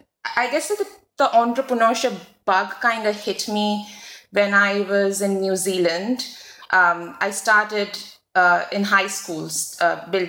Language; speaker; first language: English; native; English